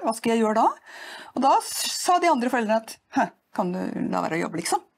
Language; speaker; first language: Norwegian; native; Norwegian